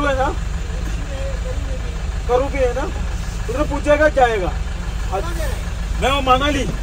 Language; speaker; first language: Hindi; non-native, local second language; Malayalam